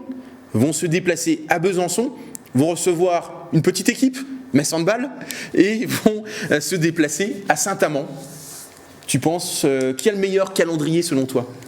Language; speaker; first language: French; native; French